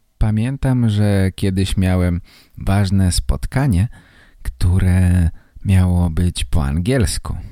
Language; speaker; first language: Polish; native; Polish